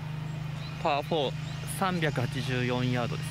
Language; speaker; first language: Japanese; native; Japanese